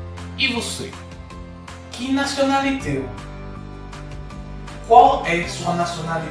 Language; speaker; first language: Portuguese; non-native, fluent; Haitian Creole